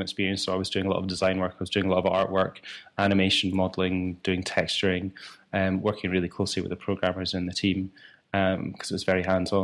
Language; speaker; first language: English; native; English